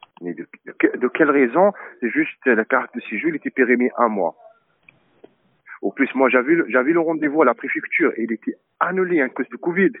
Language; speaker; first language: French; non-native, learner; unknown